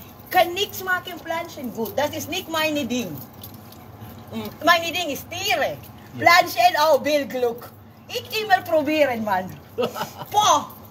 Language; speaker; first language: German; non-native, learner; Filipino